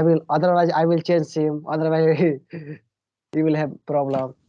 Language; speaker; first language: English; non-native, learner; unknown